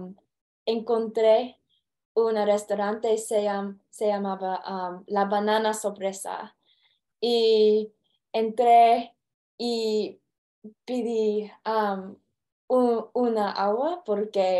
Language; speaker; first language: Spanish; non-native, learner; English